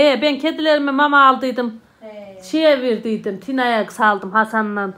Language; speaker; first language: Turkish; native; Turkish